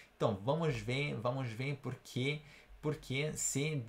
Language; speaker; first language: Portuguese; non-native, fluent; Italian